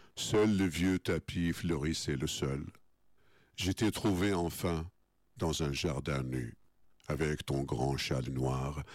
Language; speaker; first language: French; non-native, fluent; Arabic